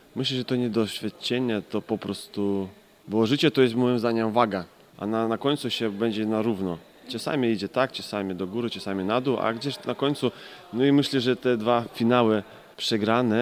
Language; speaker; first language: Polish; non-native, fluent; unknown